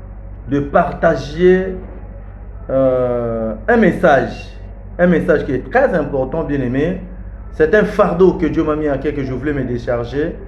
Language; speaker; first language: French; non-native, local second language; Lingala